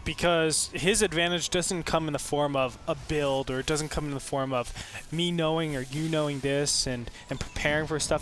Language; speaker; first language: English; native; English